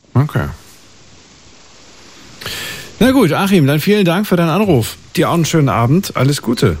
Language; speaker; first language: German; native; German